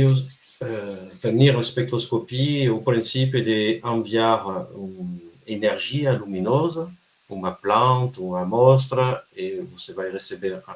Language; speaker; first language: Portuguese; non-native, fluent; French